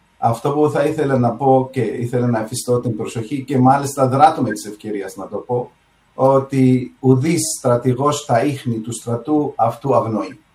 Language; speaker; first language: Greek; early bilingual, heritage; Arabic